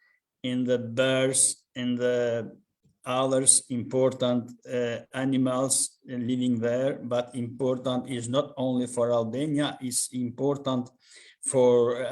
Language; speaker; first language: English; non-native, learner; Albanian